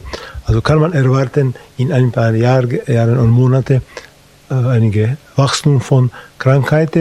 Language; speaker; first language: German; non-native, fluent; Slovak